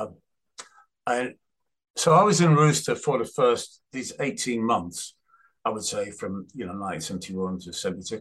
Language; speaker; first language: English; native; English